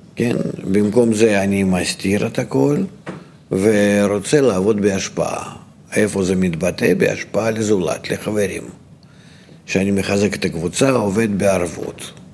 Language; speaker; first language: Hebrew; non-native, fluent; Russian